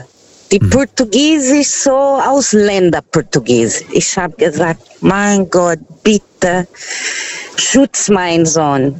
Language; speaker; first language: German; non-native, fluent; Portuguese